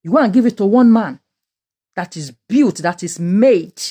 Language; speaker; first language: English; non-native, local second language; Yoruba